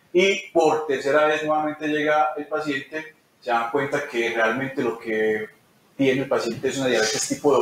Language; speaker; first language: Spanish; native; Spanish